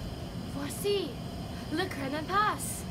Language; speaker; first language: French; non-native, learner; English